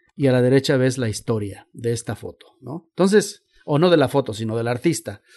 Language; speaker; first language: Spanish; native; Spanish